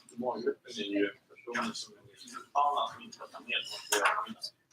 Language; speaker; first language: Swedish; native; Swedish